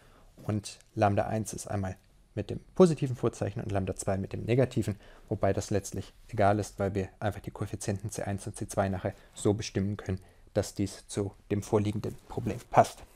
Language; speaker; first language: German; native; German